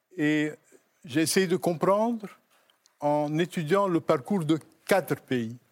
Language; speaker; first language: French; non-native, local second language; Arabic